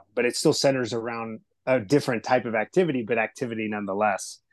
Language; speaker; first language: English; early bilingual, other home language; Spanish